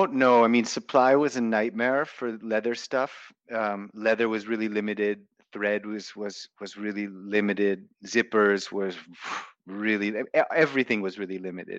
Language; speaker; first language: English; native; English